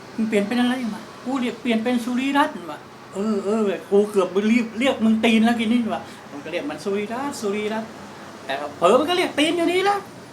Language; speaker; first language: Thai; non-native, local second language; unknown